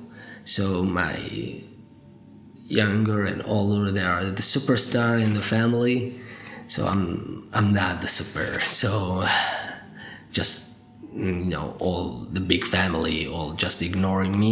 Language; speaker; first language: English; non-native, fluent; Arabic